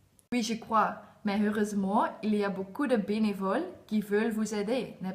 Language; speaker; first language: French; non-native, learner; Dutch